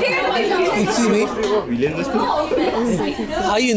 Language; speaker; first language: English; non-native, learner; Japanese